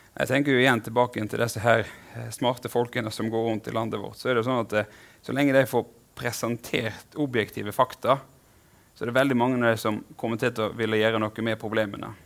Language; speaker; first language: Norwegian; native; Norwegian